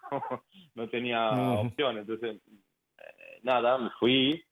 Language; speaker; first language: Spanish; native; Spanish